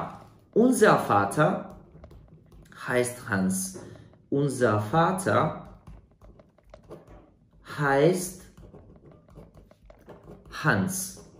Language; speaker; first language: German; non-native, fluent; Serbian